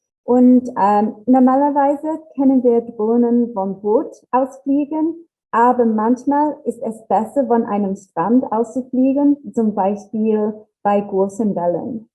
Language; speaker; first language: German; non-native, learner; English